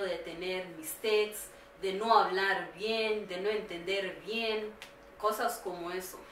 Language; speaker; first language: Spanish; non-native, learner; Swahili